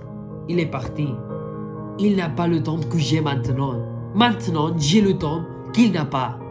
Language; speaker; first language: French; non-native, fluent; Spanish